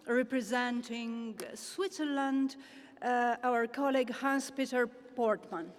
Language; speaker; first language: English; non-native, fluent; Romanian